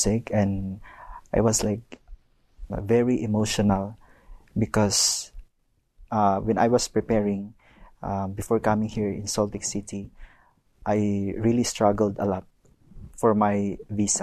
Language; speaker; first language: English; non-native, local second language; Cebuano